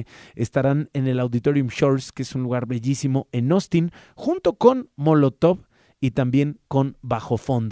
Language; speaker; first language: Spanish; native; Spanish